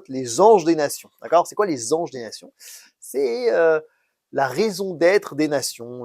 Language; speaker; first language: French; native; French